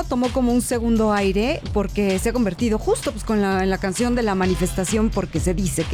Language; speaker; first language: Spanish; native; Spanish